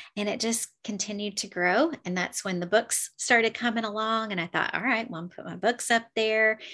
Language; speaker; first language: English; native; English